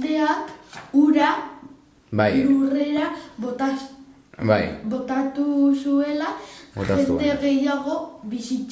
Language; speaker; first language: Basque; non-native, local second language; Spanish